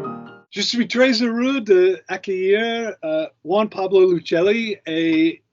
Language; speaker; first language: French; non-native, fluent; English